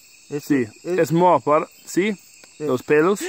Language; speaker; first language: Spanish; non-native, learner; English